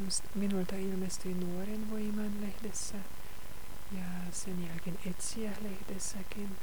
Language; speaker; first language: Finnish; non-native, fluent; Hungarian